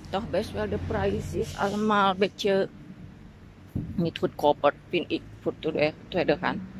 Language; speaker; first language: Dutch; non-native, learner; Indonesian